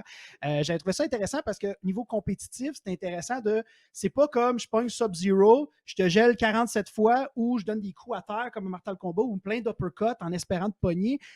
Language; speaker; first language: French; native; French